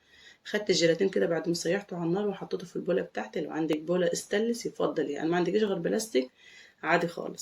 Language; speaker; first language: Arabic; native; Arabic